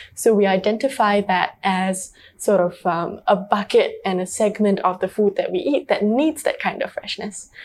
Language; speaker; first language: English; native; English